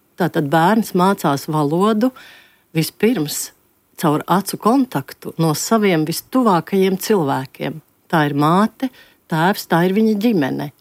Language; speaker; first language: Latvian; native; Latvian